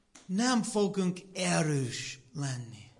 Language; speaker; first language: Hungarian; non-native, learner; English